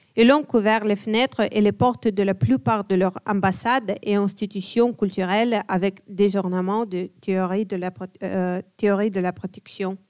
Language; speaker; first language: French; non-native, fluent; Ukrainian